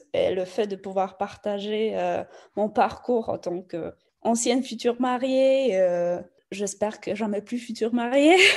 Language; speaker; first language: French; non-native, fluent; Polish